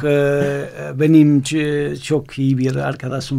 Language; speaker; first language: Turkish; non-native, fluent; Spanish